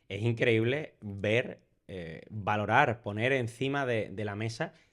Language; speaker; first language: Spanish; native; Spanish